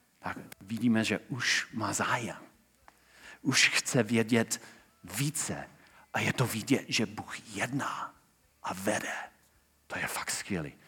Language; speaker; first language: Czech; non-native, fluent; English